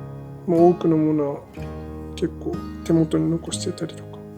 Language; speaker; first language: Japanese; native; Japanese